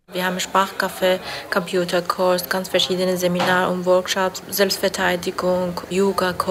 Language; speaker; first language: German; non-native, learner; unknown